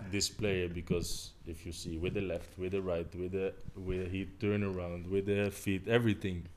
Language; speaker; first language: English; non-native, fluent; Dutch